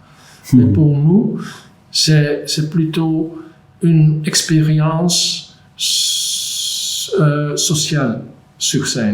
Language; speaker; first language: French; non-native, local second language; Dutch